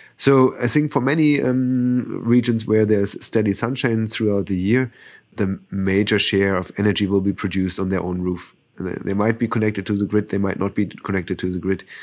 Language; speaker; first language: English; non-native, fluent; German